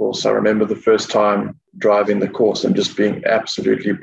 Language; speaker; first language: English; native; English